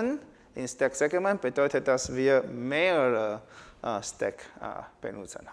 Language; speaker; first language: German; non-native, learner; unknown